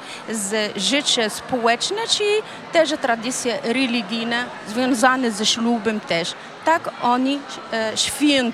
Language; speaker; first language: Polish; non-native, fluent; Arabic